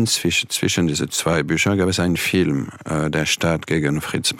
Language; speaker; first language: German; non-native, fluent; French